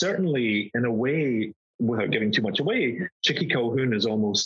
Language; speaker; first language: English; native; English